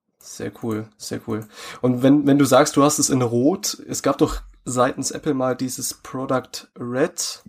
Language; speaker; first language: German; native; German